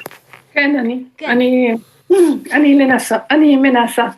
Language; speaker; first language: Hebrew; non-native, learner; German